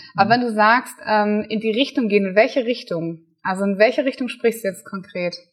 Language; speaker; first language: German; native; German